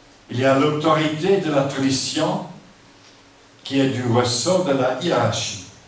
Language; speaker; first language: French; non-native, fluent; English